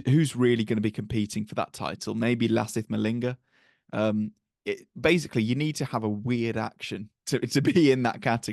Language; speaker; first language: English; native; English